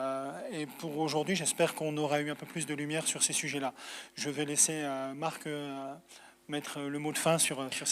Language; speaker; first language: French; native; French